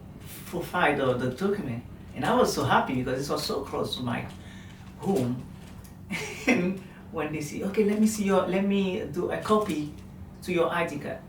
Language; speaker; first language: English; non-native, fluent; Arabic